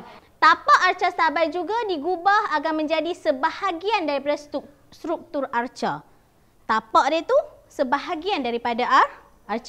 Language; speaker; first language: Malay; native; Malay